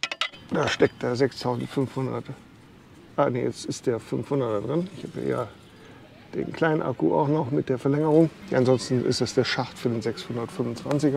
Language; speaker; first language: German; native; German